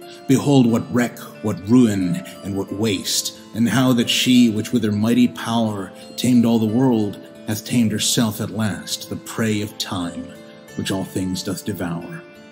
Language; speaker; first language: English; native; English